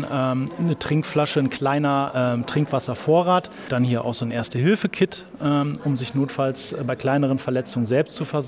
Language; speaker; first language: German; native; German